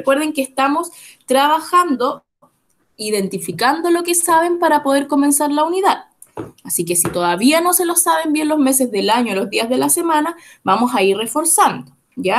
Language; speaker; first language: Spanish; native; Spanish